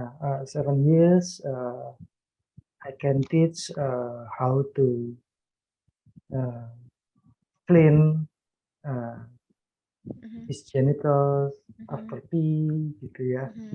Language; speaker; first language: English; non-native, learner; Indonesian